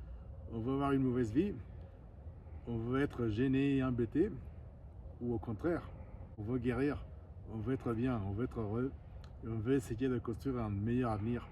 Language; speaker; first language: French; non-native, fluent; Spanish